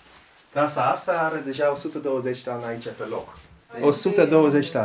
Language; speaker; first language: Romanian; non-native, learner; Dutch